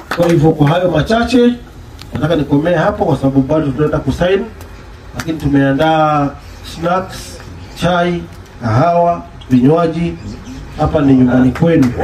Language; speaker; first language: Swahili; native; Swahili